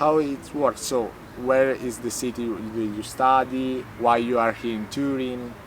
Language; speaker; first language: English; non-native, learner; Italian